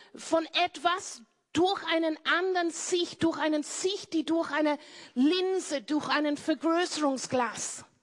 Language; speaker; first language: German; non-native, fluent; English